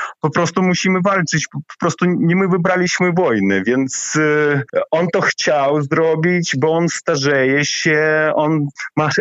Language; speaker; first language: Polish; non-native, fluent; Ukrainian